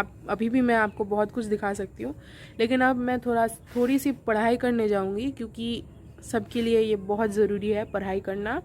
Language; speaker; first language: Hindi; non-native, local second language; Bangla